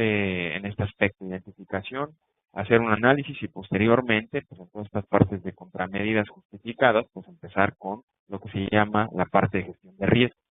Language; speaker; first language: Spanish; native; Spanish